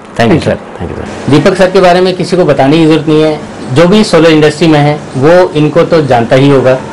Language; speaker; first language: Hindi; native; Hindi